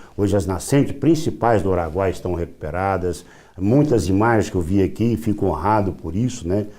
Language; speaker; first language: Portuguese; native; Portuguese